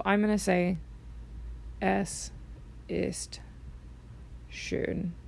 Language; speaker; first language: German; non-native, fluent; English